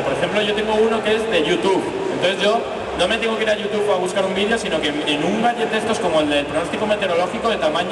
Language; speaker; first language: Spanish; native; Spanish